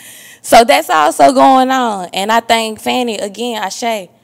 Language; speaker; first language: English; native; English